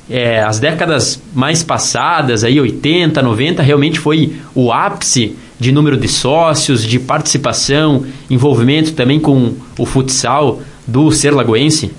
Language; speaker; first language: Portuguese; native; Portuguese